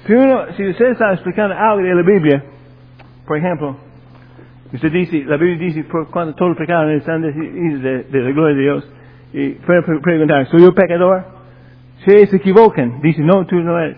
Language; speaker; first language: Spanish; non-native, fluent; English